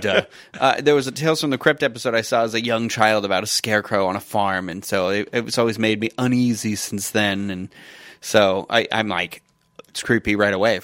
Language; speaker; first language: English; native; English